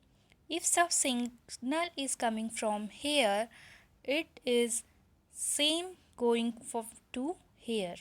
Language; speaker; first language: English; non-native, local second language; Hindi